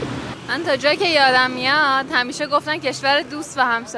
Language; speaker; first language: Persian; native; Persian